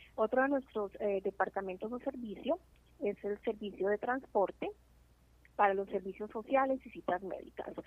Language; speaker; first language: Spanish; native; Spanish